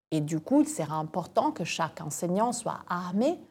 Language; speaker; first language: French; non-native, fluent; Italian